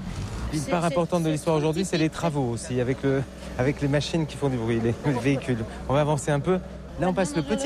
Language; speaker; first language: French; native; French